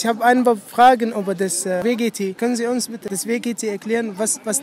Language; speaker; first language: German; non-native, learner; Arabic